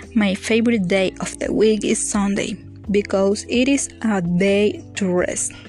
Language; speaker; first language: English; non-native, learner; Spanish